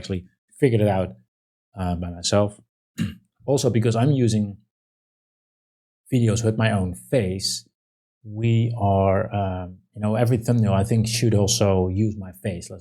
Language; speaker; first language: English; non-native, fluent; Dutch